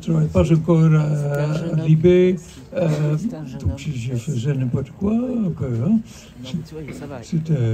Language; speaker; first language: French; non-native, fluent; Dutch